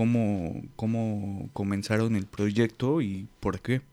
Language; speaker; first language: Spanish; non-native, fluent; English